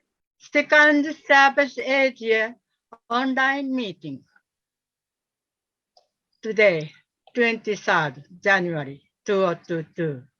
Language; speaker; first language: English; non-native, learner; Japanese